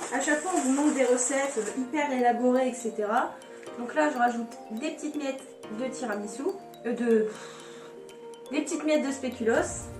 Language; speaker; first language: French; native; French